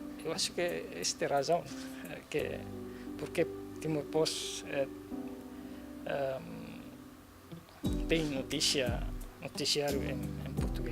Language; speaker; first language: Portuguese; non-native, learner; Tetum